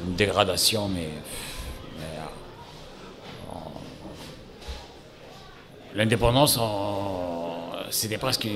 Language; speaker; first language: French; non-native, local second language; Arabic